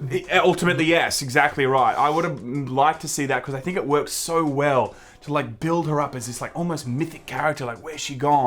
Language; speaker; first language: English; native; English